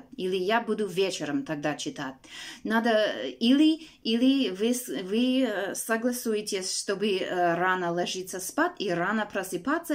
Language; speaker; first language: Russian; non-native, fluent; English